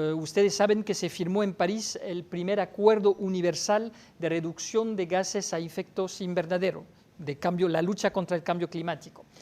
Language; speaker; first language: Spanish; non-native, fluent; French